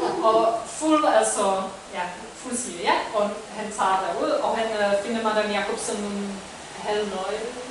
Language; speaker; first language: Danish; non-native, fluent; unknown